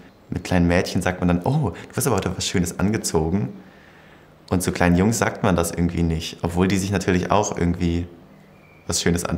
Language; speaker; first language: German; native; German